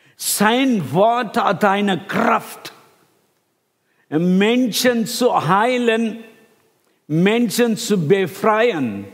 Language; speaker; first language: German; non-native, fluent; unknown